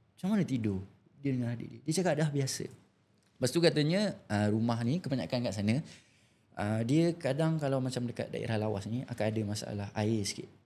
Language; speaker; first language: Malay; native; Malay